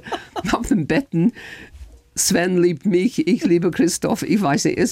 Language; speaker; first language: German; non-native, fluent; English